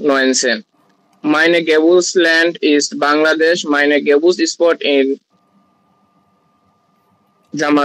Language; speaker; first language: German; non-native, learner; Bangla